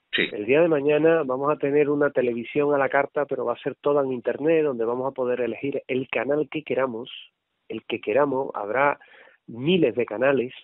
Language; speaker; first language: Spanish; native; Spanish